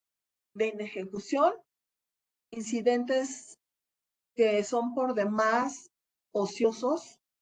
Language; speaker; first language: Spanish; native; Spanish